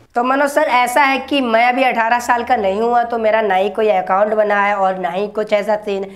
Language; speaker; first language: Hindi; native; Hindi